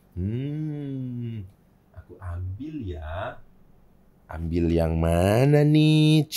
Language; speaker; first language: Indonesian; native; Indonesian